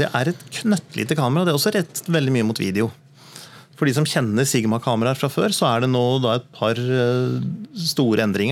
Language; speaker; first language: Norwegian; native; Norwegian